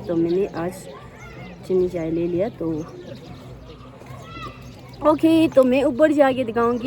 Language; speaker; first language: Hindi; non-native, local second language; Tibetan